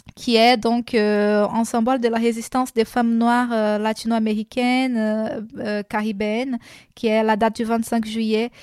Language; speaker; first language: French; non-native, fluent; Portuguese